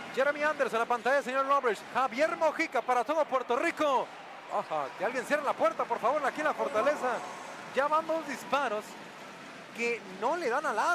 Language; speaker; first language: Spanish; native; Spanish